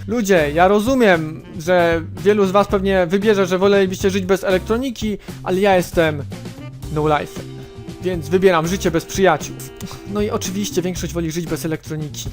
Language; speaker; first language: Polish; native; Polish